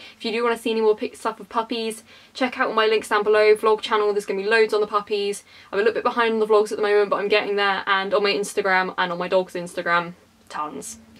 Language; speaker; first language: English; native; English